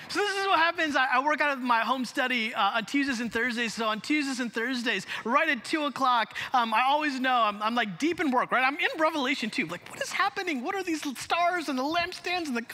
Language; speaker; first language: English; native; English